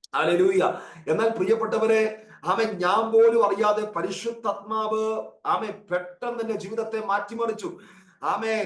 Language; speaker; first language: Malayalam; early bilingual, heritage; Malayalam